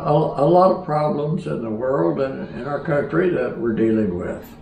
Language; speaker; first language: English; native; English